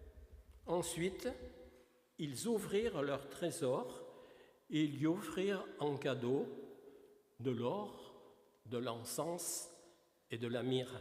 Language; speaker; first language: French; native; French